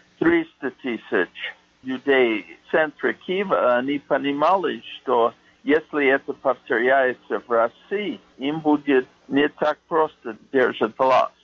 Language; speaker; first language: Russian; non-native, fluent; English